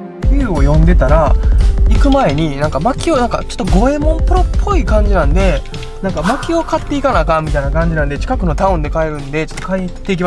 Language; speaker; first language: Japanese; native; Japanese